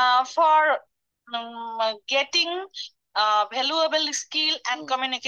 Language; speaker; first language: English; non-native, learner; Bangla